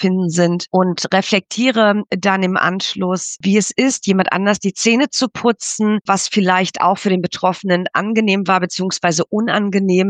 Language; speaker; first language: German; native; German